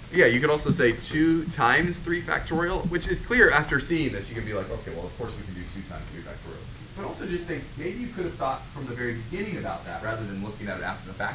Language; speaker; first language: English; native; English